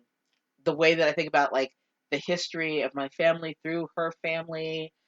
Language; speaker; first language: English; native; English